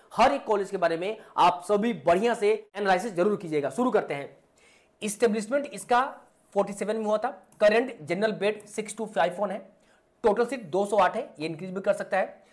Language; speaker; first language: Hindi; native; Hindi